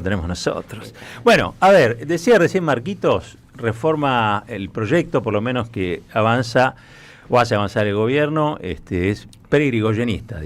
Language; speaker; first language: Spanish; native; Spanish